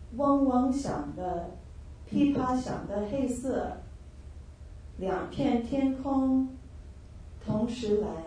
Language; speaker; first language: Chinese; non-native, fluent; English